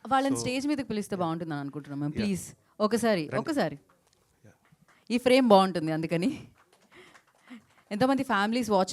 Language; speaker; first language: Telugu; native; Telugu